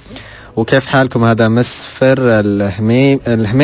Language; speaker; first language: Arabic; native; Arabic